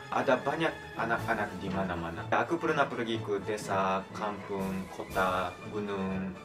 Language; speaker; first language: Indonesian; non-native, fluent; Japanese